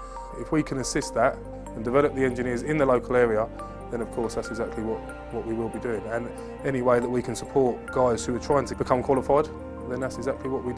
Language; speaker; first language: English; native; English